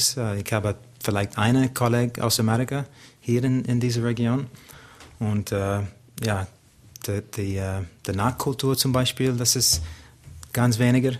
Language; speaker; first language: German; non-native, learner; English